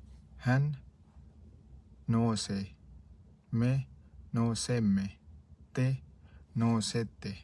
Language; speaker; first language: Finnish; non-native, learner; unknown